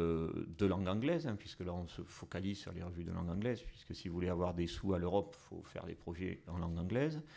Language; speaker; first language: French; native; French